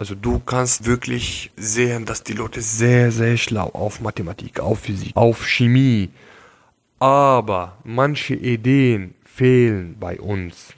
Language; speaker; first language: German; non-native, local second language; Arabic